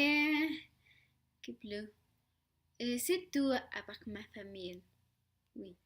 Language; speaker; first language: French; non-native, learner; Spanish